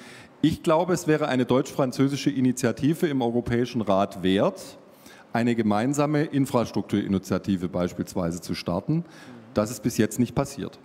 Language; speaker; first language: German; native; German